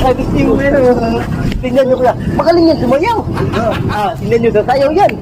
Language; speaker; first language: Filipino; non-native, local second language; Cebuano